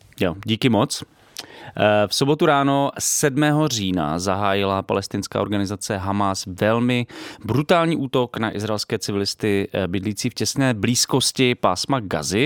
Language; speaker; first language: Czech; native; Czech